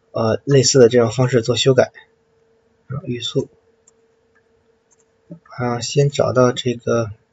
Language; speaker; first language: Chinese; native; Chinese